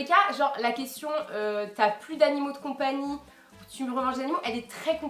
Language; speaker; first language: French; native; French